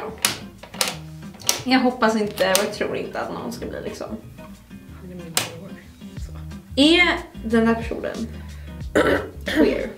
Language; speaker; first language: Swedish; native; Swedish